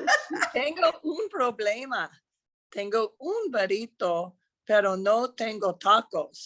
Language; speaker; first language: Spanish; non-native, learner; English